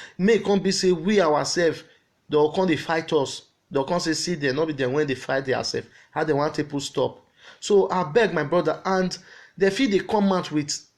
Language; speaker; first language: Nigerian Pidgin; non-native, local second language; Bini